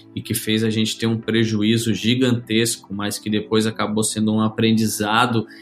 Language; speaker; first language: Portuguese; native; Portuguese